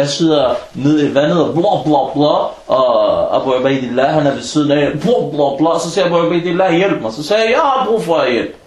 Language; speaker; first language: Danish; early bilingual, other home language; Arabic